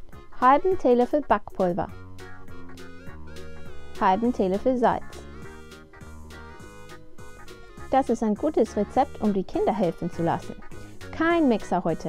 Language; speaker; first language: German; non-native, fluent; English